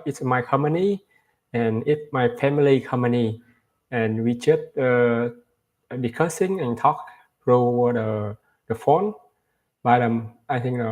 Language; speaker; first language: English; non-native, learner; Vietnamese